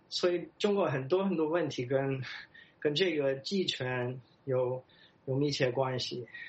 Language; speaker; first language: Chinese; non-native, fluent; English